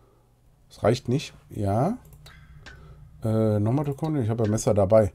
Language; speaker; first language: German; native; German